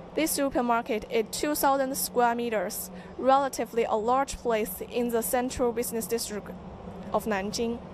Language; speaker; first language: English; non-native, fluent; Chinese